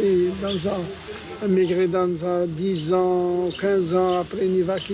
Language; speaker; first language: French; non-native, learner; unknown